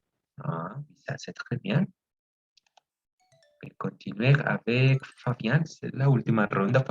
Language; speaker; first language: French; non-native, fluent; Spanish